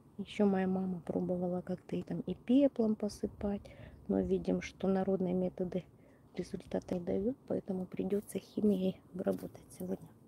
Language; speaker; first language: Russian; non-native, local second language; Ukrainian